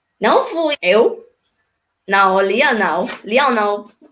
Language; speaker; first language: Portuguese; non-native, learner; Spanish